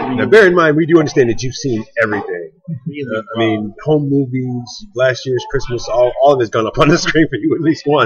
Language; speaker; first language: English; native; English